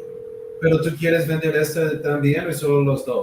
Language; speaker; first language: Spanish; non-native, learner; English